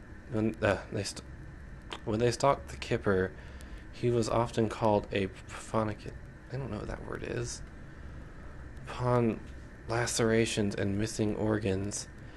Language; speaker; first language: English; native; English